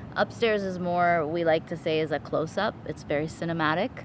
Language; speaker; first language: English; native; English